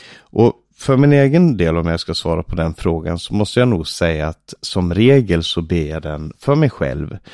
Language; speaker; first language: Swedish; native; Swedish